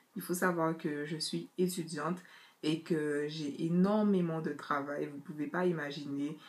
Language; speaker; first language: French; native; French